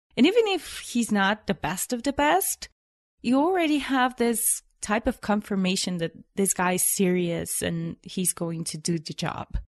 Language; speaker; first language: English; non-native, fluent; Bulgarian